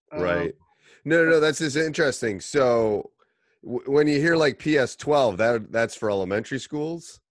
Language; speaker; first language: English; native; English